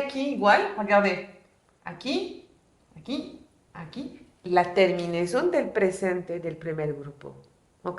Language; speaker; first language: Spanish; non-native, fluent; French